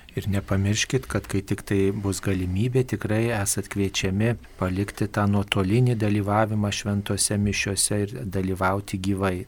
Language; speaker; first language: Lithuanian; native; Lithuanian